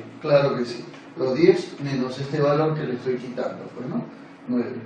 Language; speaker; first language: Spanish; native; Spanish